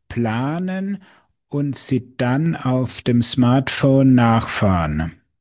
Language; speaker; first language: German; native; German